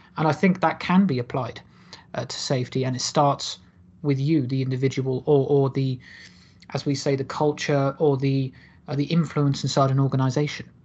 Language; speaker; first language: English; native; English